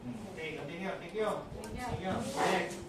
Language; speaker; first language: English; non-native, local second language; Cebuano